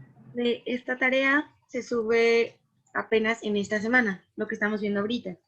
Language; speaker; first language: Spanish; native; Spanish